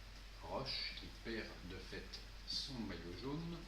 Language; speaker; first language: French; native; French